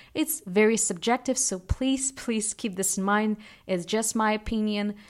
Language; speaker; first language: English; non-native, fluent; Russian